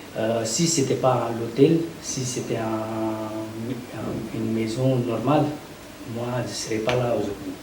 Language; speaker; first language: French; non-native, learner; Nepali